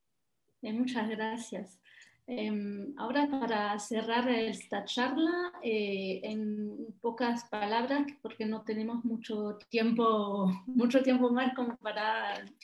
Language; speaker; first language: Spanish; non-native, fluent; French